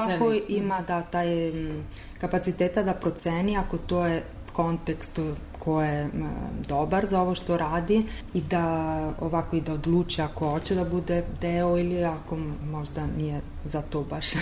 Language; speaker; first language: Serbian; non-native, learner; Italian